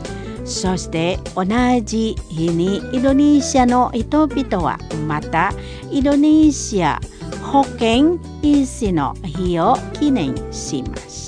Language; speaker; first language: Japanese; non-native, fluent; Indonesian